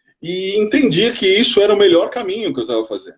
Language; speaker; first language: Portuguese; native; Portuguese